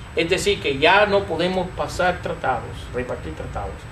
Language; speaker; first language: Spanish; non-native, fluent; English